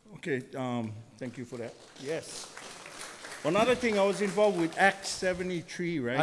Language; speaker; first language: English; native; English